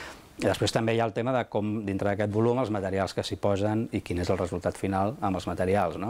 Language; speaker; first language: Catalan; native; Catalan